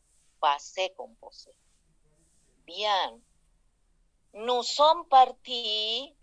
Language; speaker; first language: French; non-native, fluent; Spanish